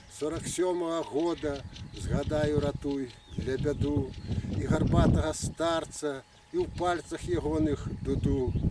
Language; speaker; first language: Belarusian; native; Belarusian